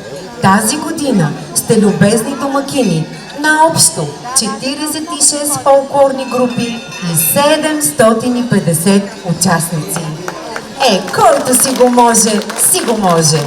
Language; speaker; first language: Bulgarian; native; Bulgarian